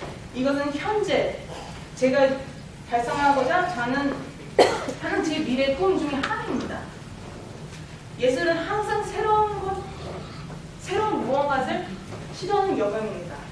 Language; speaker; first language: Korean; early bilingual, heritage; Korean